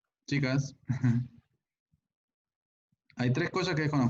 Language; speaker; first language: Spanish; native; Spanish